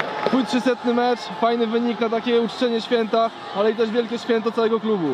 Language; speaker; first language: Polish; native; Polish